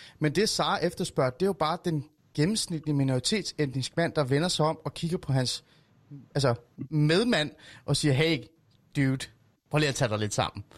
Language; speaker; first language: Danish; early bilingual, other home language; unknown